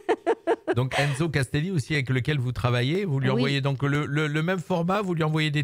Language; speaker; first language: French; native; French